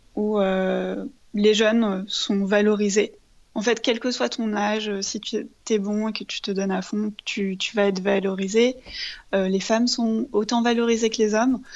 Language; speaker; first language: French; native; French